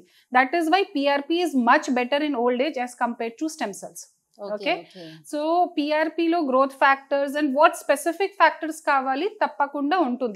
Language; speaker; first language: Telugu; non-native, fluent; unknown